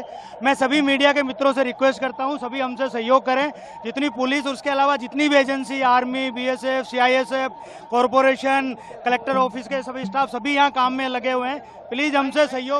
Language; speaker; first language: Hindi; non-native, local second language; Gujarati